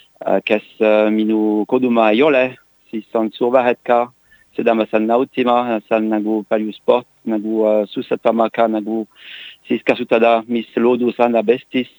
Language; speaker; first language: Estonian; non-native, learner; French